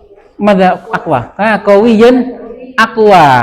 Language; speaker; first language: Arabic; non-native, fluent; Indonesian